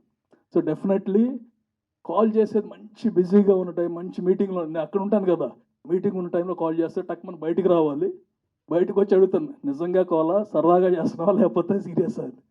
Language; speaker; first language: Telugu; native; Telugu